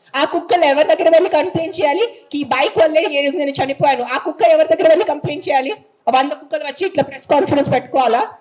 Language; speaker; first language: Telugu; non-native, fluent; Marathi